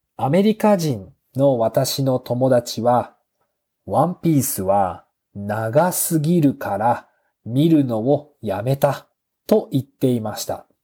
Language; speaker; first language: Japanese; native; Japanese